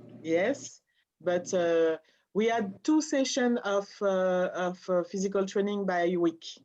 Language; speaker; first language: English; non-native, learner; French